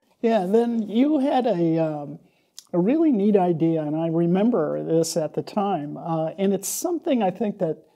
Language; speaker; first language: English; native; English